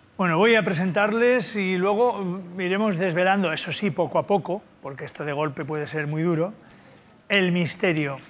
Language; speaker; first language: Spanish; native; Spanish